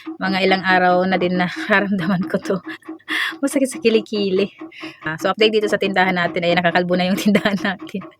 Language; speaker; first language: Filipino; non-native, local second language; Waray